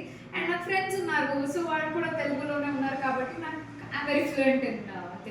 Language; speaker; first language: Telugu; non-native, local second language; Kannada